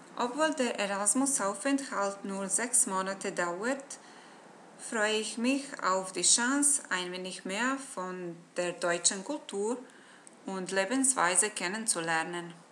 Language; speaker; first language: German; non-native, fluent; Bosnian